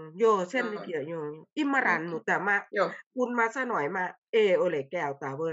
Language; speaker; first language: Finnish; non-native, learner; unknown